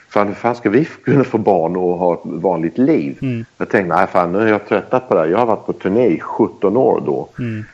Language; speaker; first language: Swedish; early bilingual, heritage; Swedish